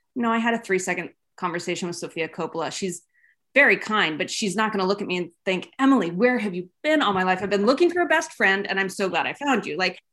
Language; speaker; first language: English; native; English